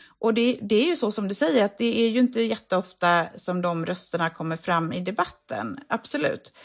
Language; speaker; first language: Swedish; native; Swedish